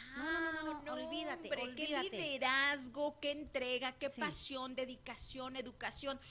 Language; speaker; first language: Spanish; native; Spanish